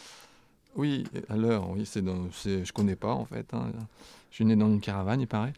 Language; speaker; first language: French; native; French